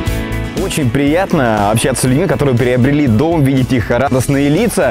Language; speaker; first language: Russian; native; Russian